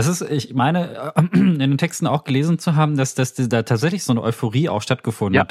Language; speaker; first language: German; native; German